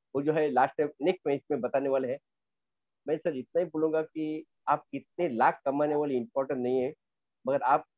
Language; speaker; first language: Hindi; non-native, local second language; Marathi